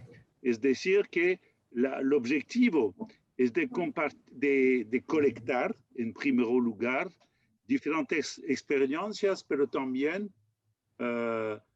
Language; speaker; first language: Spanish; non-native, fluent; French